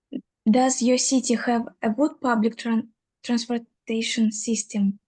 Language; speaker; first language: English; non-native, learner; Russian